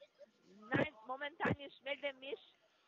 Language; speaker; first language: German; non-native, learner; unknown